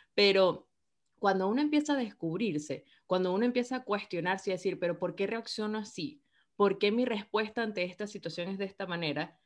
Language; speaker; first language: Spanish; native; Spanish